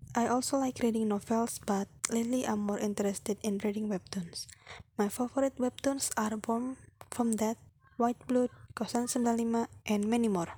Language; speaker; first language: English; non-native, fluent; Indonesian